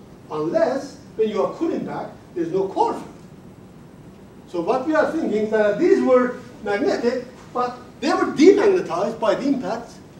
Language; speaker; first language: English; non-native, fluent; Azerbaijani